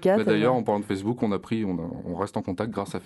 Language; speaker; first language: French; native; French